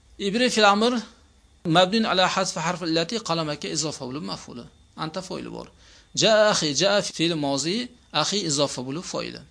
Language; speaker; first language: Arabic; non-native, fluent; Uzbek